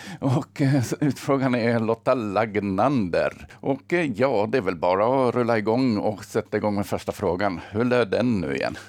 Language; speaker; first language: Swedish; early bilingual, other home language; Finnish